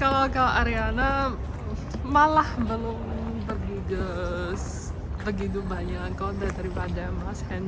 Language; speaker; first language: Indonesian; non-native, fluent; Chinese